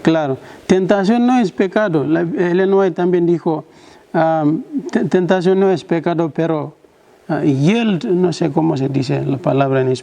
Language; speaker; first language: Spanish; non-native, learner; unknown